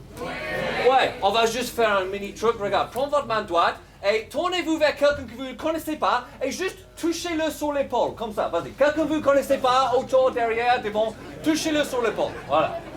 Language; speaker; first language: French; native; French